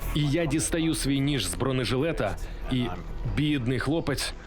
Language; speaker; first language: Ukrainian; non-native, fluent; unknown